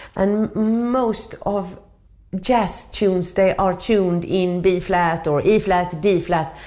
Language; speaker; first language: English; non-native, fluent; Swedish